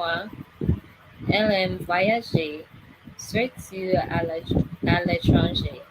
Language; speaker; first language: French; non-native, learner; English